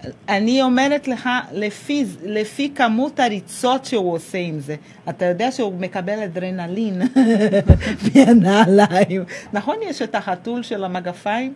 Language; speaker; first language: Hebrew; non-native, fluent; Portuguese